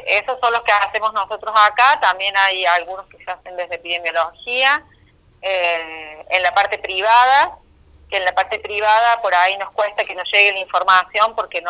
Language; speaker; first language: Spanish; native; Spanish